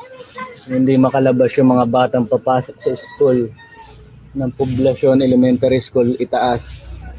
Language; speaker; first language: Filipino; native; Filipino